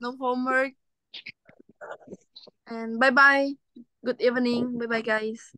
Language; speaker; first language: English; non-native, learner; Indonesian